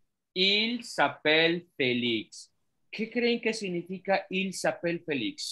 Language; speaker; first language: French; non-native, fluent; Spanish